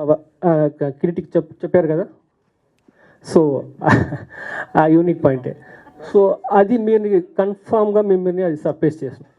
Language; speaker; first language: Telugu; non-native, learner; Tamil